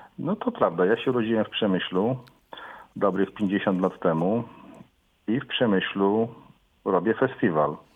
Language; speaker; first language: Polish; native; Polish